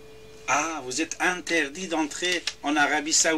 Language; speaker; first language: French; non-native, fluent; Persian